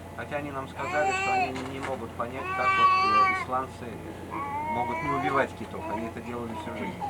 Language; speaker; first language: Russian; native; Russian